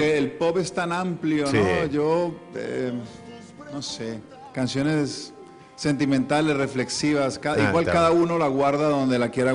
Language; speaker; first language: Spanish; native; Spanish